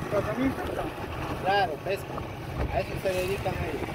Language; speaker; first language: Spanish; native; Spanish